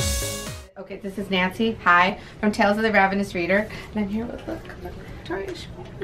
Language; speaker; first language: English; native; English